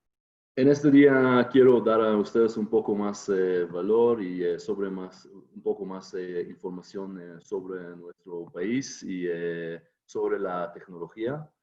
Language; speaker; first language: Spanish; non-native, fluent; Hebrew